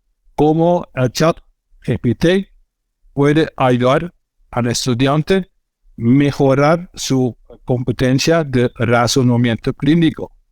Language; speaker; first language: Spanish; non-native, fluent; Dutch